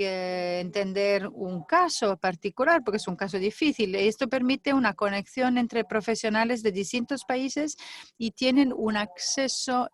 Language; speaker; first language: Spanish; non-native, fluent; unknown